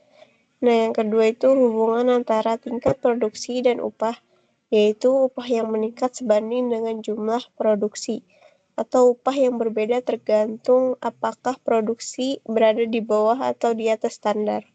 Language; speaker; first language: Indonesian; native; Indonesian